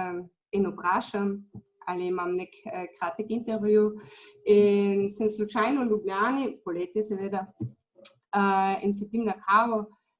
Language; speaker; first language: Slovenian; non-native, fluent; German